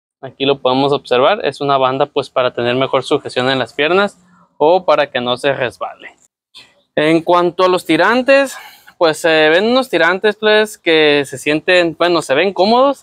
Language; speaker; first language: Spanish; native; Spanish